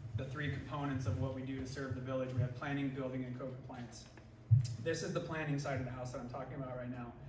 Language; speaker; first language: English; native; English